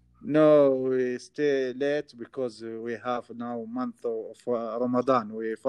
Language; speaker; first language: English; non-native, learner; Arabic